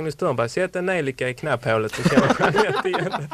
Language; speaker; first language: Swedish; native; Swedish